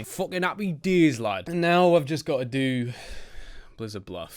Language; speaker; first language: English; native; English